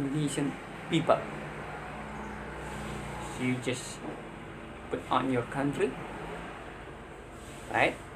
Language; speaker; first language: English; non-native, learner; Indonesian